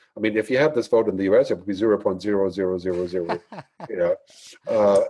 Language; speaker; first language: English; non-native, fluent; German